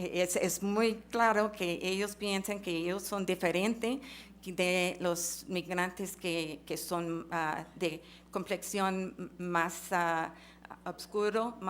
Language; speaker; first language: Spanish; non-native, fluent; English